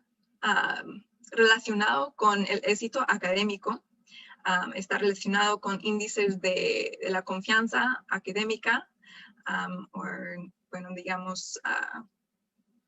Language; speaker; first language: Spanish; non-native, fluent; English